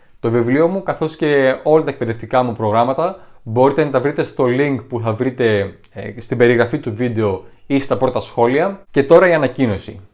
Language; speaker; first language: Greek; native; Greek